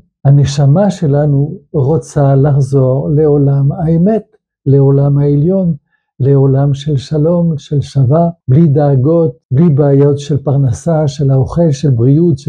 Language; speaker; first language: Hebrew; non-native, fluent; French